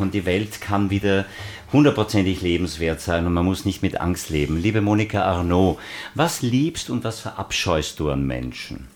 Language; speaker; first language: German; native; German